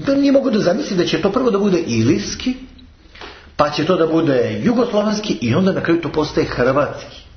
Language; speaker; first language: Serbian; native; Serbian